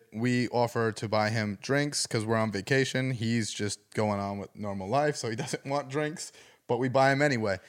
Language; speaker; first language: English; native; English